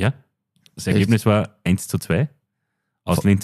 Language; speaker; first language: German; native; German